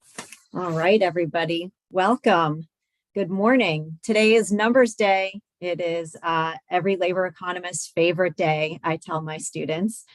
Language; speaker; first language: English; native; English